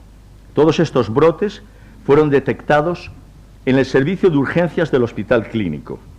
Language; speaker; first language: Spanish; native; Spanish